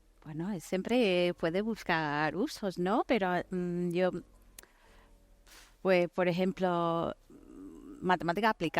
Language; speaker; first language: Spanish; non-native, fluent; English